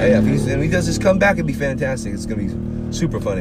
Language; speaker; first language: English; native; English